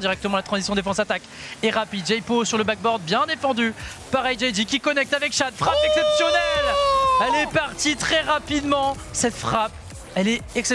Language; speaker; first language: French; native; French